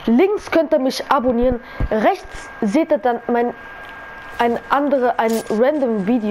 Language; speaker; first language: German; native; German